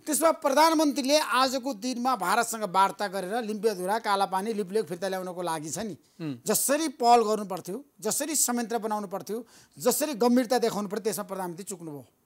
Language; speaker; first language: Nepali; native; Nepali